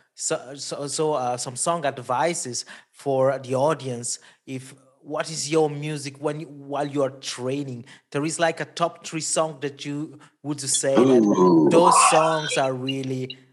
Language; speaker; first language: English; non-native, fluent; Italian